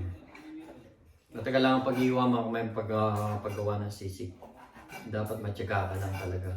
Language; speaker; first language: Filipino; native; Filipino